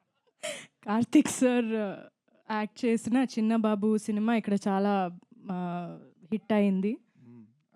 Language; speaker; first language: Telugu; non-native, fluent; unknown